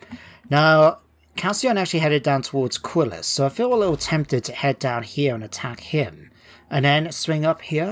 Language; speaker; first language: English; native; English